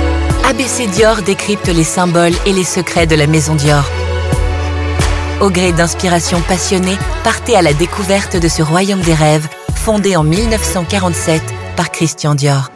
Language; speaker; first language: French; native; French